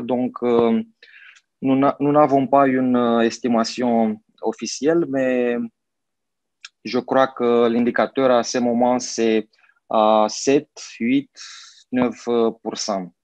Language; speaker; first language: French; non-native, fluent; Romanian